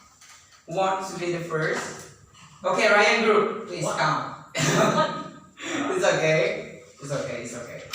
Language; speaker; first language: English; non-native, learner; Indonesian